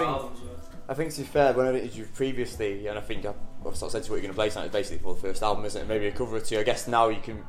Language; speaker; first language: English; native; English